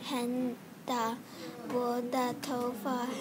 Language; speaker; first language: Chinese; non-native, learner; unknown